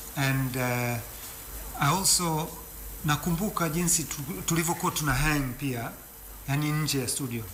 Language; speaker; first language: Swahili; non-native, fluent; Danish